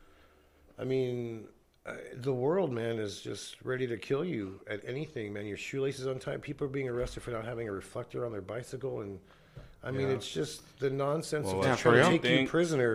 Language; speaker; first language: English; native; English